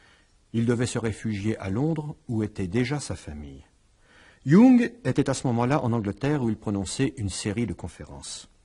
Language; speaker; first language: French; native; French